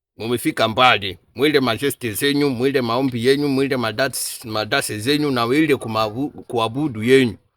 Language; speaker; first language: Swahili; native; Swahili